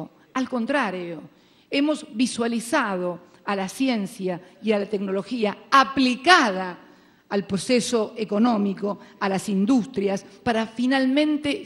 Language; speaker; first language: Spanish; native; Spanish